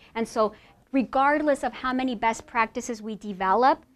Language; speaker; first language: English; native; English